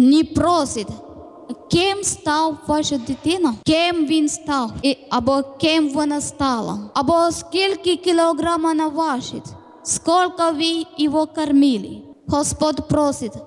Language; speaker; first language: Ukrainian; non-native, learner; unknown